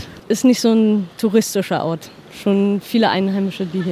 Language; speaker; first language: German; native; German